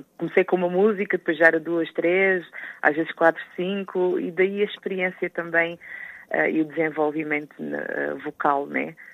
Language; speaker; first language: Portuguese; native; Portuguese